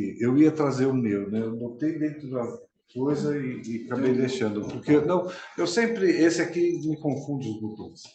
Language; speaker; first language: Portuguese; native; Portuguese